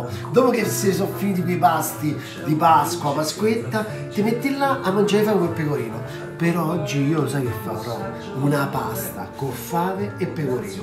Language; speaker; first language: Italian; native; Italian